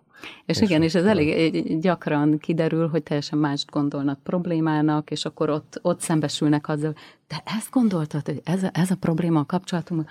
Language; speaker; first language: Hungarian; native; Hungarian